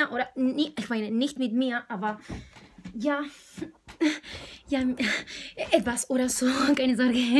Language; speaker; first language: German; non-native, learner; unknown